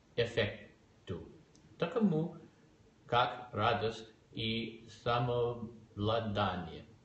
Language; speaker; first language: Russian; non-native, learner; English